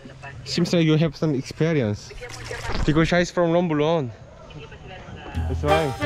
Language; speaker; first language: English; non-native, learner; Korean